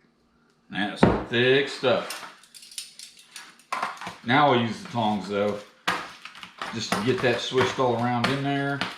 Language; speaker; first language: English; native; English